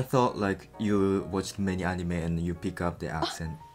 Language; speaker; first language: English; non-native, fluent; Japanese